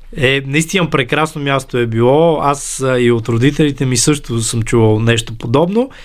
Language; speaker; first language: Bulgarian; native; Bulgarian